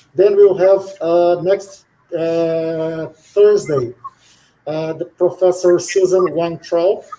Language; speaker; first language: English; non-native, fluent; Portuguese